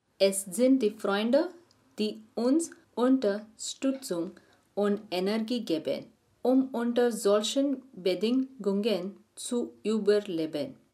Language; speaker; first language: German; non-native, learner; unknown